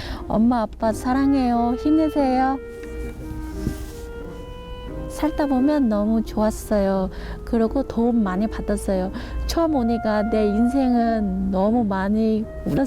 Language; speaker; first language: Korean; non-native, learner; Vietnamese